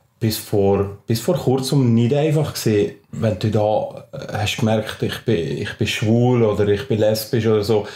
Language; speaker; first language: German; native; German